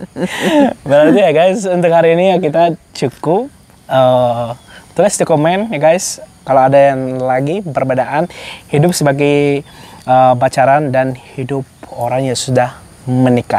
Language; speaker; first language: Indonesian; non-native, fluent; Arabic